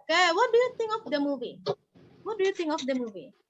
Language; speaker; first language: English; non-native, learner; Indonesian